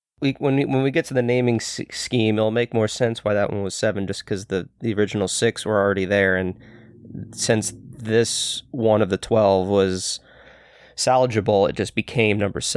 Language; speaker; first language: English; native; English